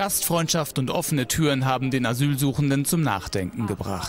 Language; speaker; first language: German; native; German